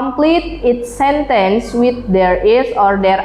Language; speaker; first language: English; non-native, learner; Indonesian